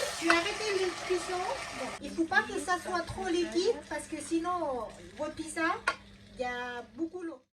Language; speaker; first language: French; non-native, learner; Thai